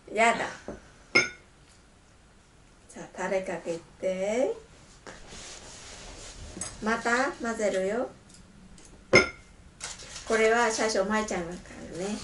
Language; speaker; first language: Japanese; non-native, learner; Vietnamese